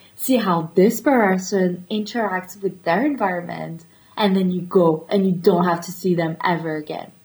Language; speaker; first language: English; non-native, fluent; French